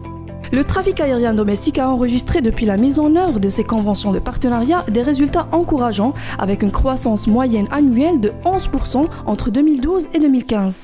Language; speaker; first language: French; non-native, local second language; Arabic